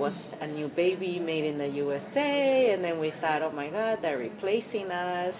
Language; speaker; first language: English; early bilingual, other home language; Spanish